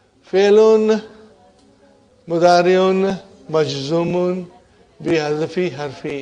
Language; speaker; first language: Arabic; non-native, fluent; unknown